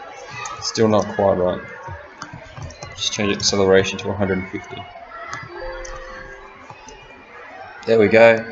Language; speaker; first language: English; native; English